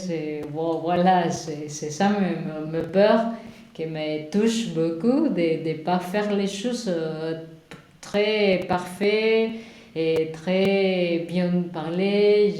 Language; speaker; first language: French; non-native, learner; Spanish